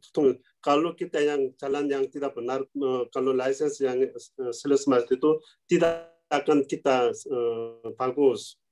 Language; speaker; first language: Indonesian; non-native, learner; Korean